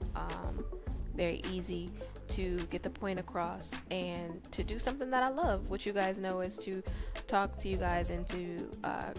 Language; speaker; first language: English; native; English